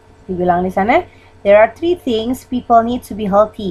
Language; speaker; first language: English; non-native, fluent; Indonesian